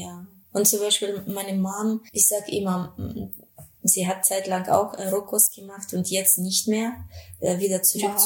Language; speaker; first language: German; non-native, fluent; Russian